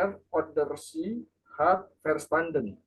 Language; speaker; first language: German; non-native, learner; Indonesian